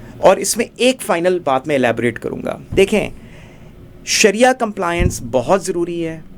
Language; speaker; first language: Urdu; native; Urdu